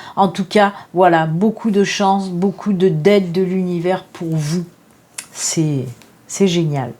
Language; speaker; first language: French; native; French